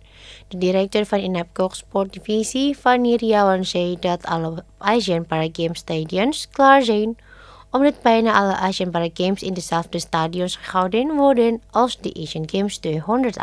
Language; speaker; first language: Dutch; non-native, fluent; Indonesian